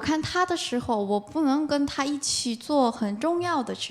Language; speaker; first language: Chinese; non-native, fluent; Korean